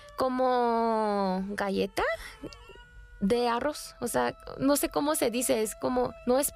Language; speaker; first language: Spanish; non-native, fluent; Korean